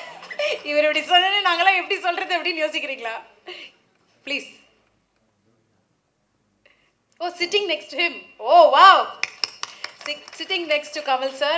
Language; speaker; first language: Tamil; native; Tamil